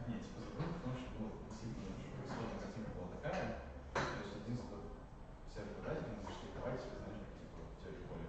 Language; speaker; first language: Russian; native; Russian